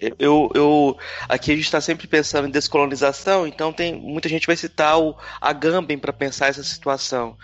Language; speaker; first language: Portuguese; native; Portuguese